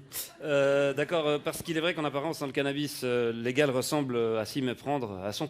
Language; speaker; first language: French; native; French